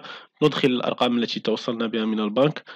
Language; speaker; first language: Arabic; native; Arabic